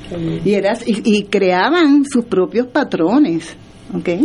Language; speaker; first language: Spanish; native; Spanish